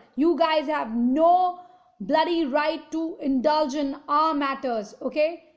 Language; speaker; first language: English; non-native, local second language; Hindi